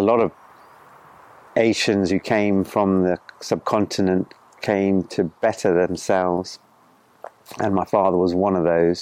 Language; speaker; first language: English; native; English